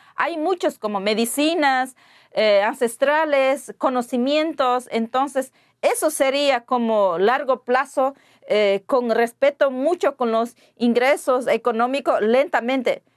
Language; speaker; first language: Spanish; non-native, local second language; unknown